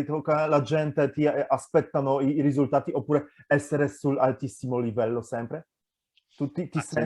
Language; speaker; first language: Italian; non-native, fluent; Polish